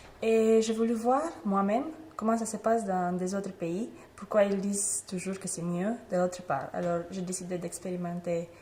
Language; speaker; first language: French; non-native, fluent; Romanian